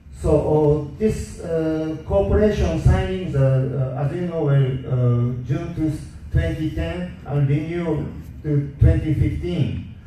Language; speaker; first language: English; non-native, learner; Japanese